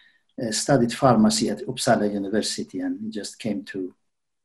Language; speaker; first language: English; non-native, fluent; Central Kurdish